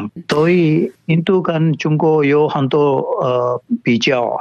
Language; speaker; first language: Chinese; non-native, fluent; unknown